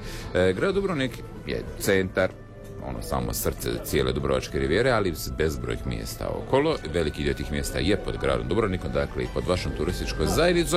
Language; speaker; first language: Serbian; native; Serbian